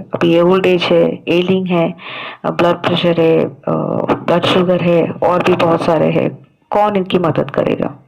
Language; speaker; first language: Hindi; non-native, local second language; Assamese